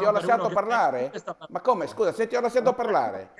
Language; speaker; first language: Italian; native; Italian